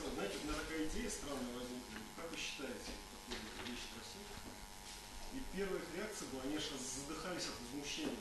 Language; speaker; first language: Russian; non-native, fluent; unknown